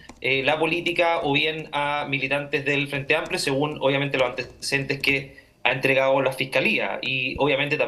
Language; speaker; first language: Spanish; native; Spanish